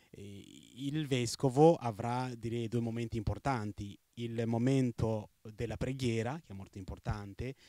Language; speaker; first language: Italian; non-native, fluent; Rundi